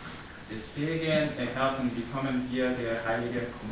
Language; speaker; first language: German; non-native, learner; English